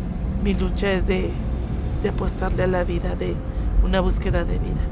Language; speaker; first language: Spanish; native; Spanish